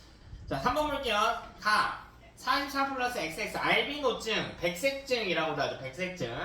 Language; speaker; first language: Korean; native; Korean